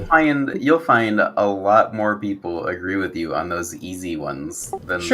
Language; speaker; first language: English; native; English